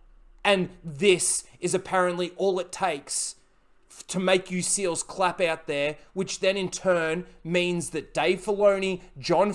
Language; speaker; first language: English; native; English